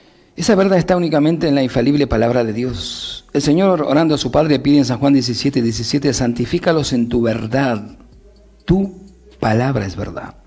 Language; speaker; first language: Spanish; native; Spanish